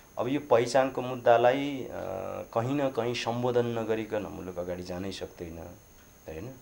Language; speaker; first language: Nepali; non-native, local second language; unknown